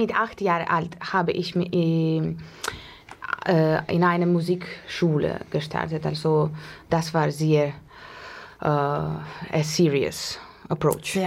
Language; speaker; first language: German; non-native, learner; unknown